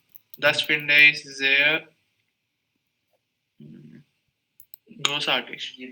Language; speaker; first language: German; non-native, learner; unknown